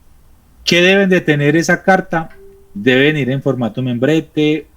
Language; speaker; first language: Spanish; native; Spanish